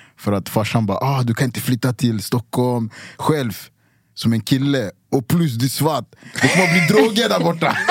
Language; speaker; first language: Swedish; early bilingual, other home language; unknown